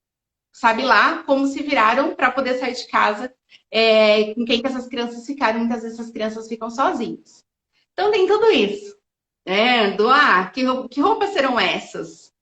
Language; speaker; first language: Portuguese; native; Portuguese